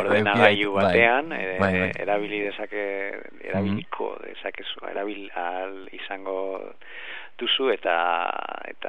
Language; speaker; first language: Basque; non-native, learner; Spanish